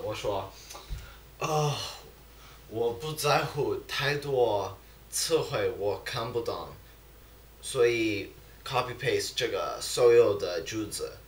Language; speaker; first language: Chinese; non-native, learner; English